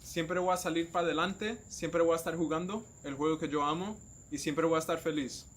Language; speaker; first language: Spanish; native; Spanish